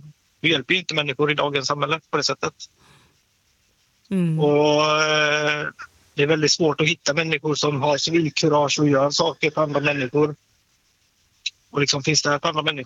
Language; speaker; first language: Swedish; native; Swedish